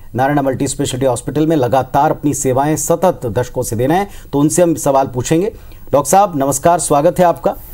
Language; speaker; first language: Hindi; native; Hindi